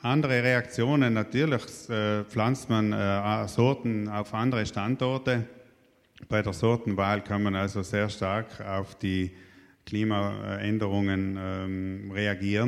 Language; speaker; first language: German; native; German